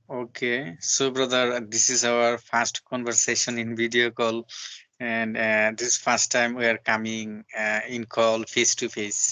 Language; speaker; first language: English; non-native, learner; Bangla